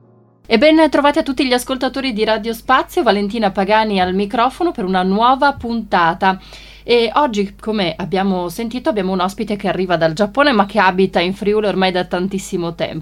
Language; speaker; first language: Italian; native; Italian